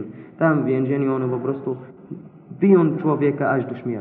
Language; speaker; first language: Polish; non-native, learner; Arabic